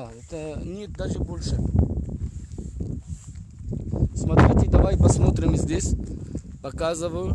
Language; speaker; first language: Russian; non-native, learner; Arabic